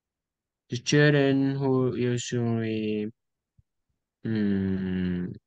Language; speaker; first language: English; non-native, learner; Vietnamese